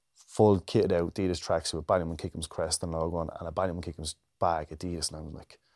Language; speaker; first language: English; native; English